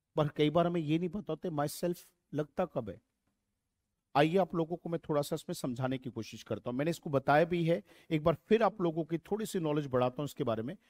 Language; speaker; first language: Hindi; native; Hindi